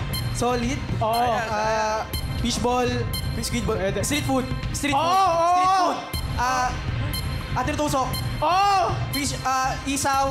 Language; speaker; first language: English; non-native, local second language; Filipino